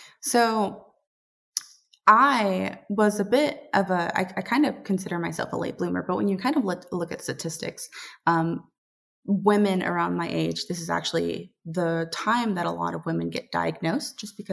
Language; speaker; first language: English; native; English